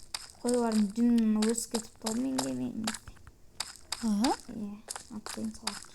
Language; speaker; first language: Kazakh; native; Kazakh